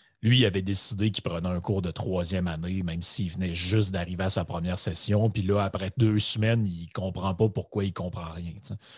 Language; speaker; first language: French; native; French